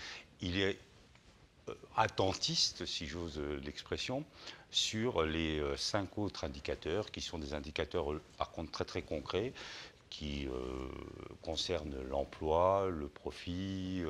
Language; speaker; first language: French; native; French